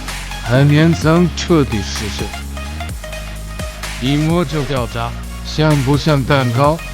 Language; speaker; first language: Chinese; native; Chinese